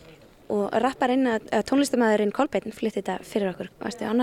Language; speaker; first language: Icelandic; native; Icelandic